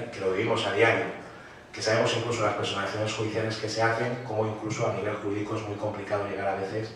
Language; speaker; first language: Spanish; native; Spanish